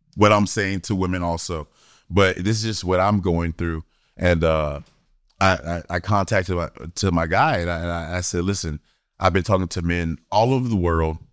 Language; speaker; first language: English; native; English